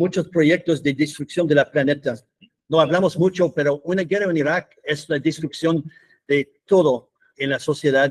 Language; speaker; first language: Spanish; non-native, fluent; English